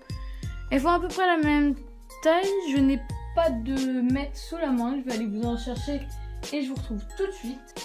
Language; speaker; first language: French; native; French